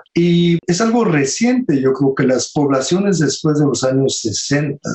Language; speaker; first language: Spanish; native; Spanish